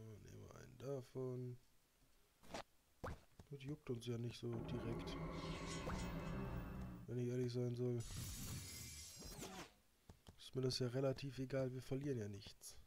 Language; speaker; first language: German; native; German